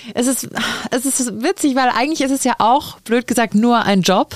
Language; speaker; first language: German; native; German